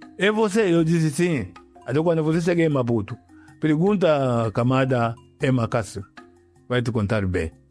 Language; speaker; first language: Portuguese; non-native, local second language; Yao